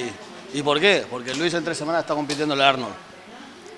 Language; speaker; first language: Spanish; native; Spanish